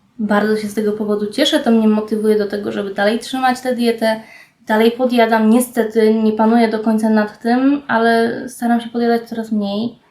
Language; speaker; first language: Polish; native; Polish